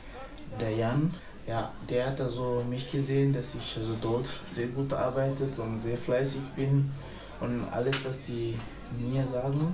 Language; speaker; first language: German; non-native, learner; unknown